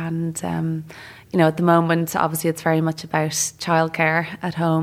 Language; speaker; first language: English; native; English